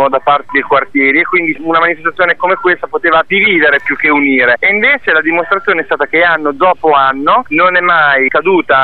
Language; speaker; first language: Italian; native; Italian